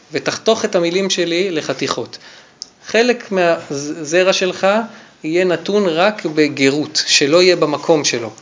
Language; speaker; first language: Hebrew; native; Hebrew